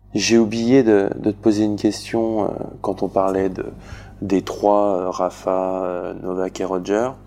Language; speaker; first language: French; native; French